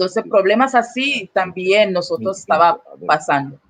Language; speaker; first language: Spanish; non-native, learner; English